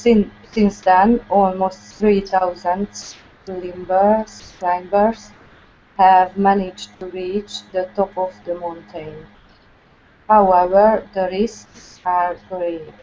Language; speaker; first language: English; non-native, learner; Hungarian